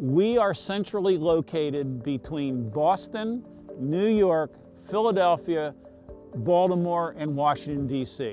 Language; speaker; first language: English; native; English